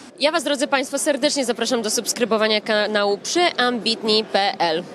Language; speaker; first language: Polish; native; Polish